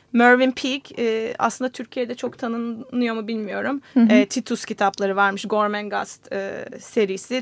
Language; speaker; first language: Turkish; native; Turkish